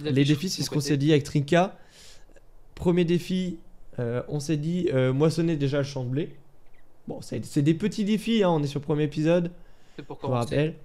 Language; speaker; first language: French; native; French